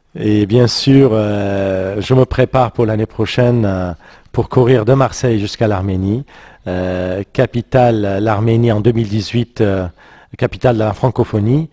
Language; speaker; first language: French; non-native, local second language; Armenian